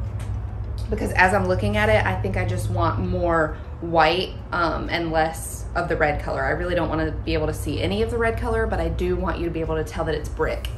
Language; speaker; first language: English; native; English